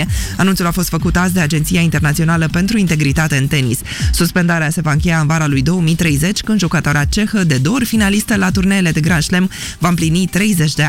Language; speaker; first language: Romanian; native; Romanian